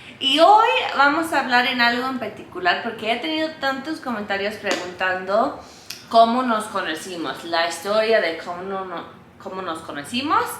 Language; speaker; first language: Spanish; non-native, fluent; English